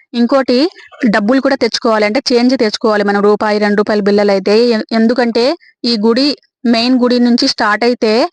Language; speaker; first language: Telugu; native; Telugu